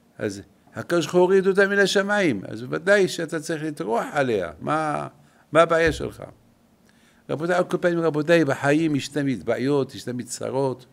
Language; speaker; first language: Hebrew; non-native, fluent; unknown